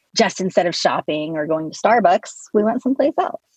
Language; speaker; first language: English; native; English